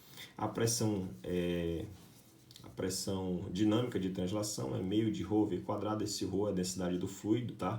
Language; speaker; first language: Portuguese; native; Portuguese